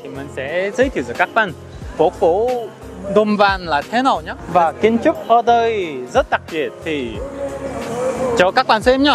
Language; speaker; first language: Vietnamese; non-native, fluent; Korean